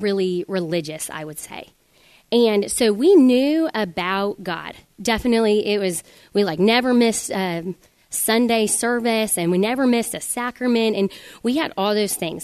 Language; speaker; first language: English; native; English